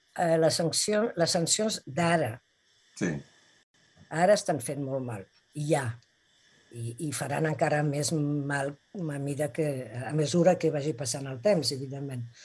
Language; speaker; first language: Catalan; non-native, local second language; Spanish